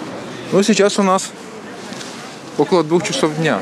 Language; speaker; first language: Russian; native; Russian